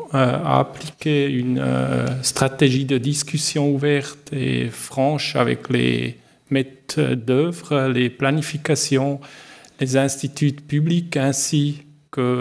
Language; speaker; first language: French; non-native, learner; German